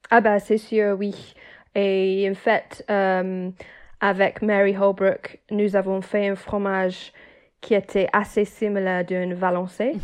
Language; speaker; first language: French; non-native, fluent; English